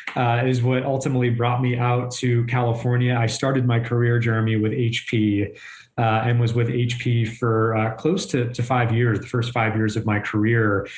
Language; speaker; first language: English; native; English